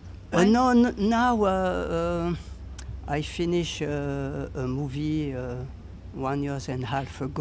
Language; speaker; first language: English; non-native, learner; French